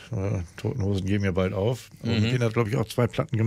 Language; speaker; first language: German; non-native, fluent; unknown